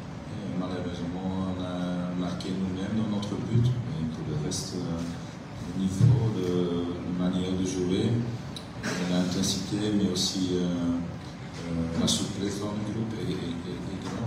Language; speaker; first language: French; non-native, local second language; Dutch